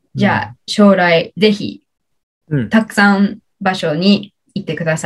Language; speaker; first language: Japanese; non-native, learner; English